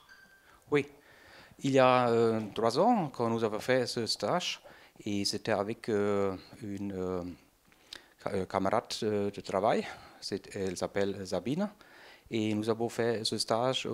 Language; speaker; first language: French; non-native, fluent; German